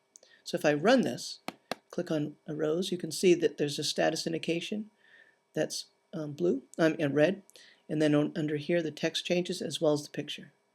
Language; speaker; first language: English; native; English